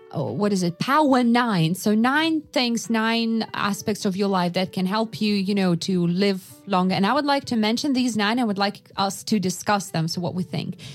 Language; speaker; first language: English; non-native, fluent; Russian